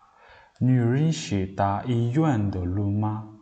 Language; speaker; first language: Chinese; non-native, learner; Mongolian